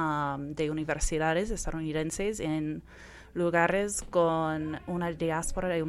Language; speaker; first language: Spanish; non-native, fluent; English